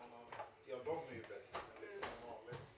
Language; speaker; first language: Swedish; native; Swedish